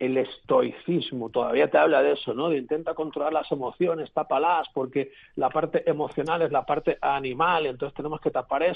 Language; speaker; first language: Spanish; native; Spanish